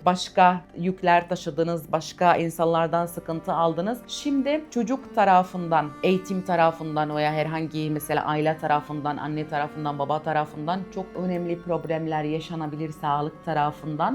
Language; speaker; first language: Turkish; non-native, fluent; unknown